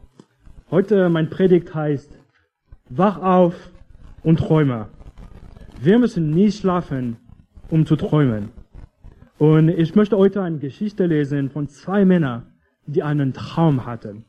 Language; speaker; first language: German; non-native, fluent; English